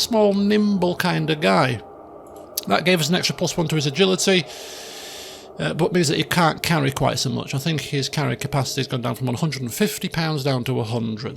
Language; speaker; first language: English; native; English